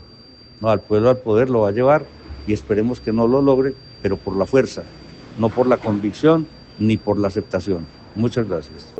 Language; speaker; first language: Spanish; native; Spanish